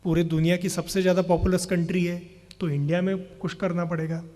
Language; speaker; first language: Hindi; non-native, local second language; Marathi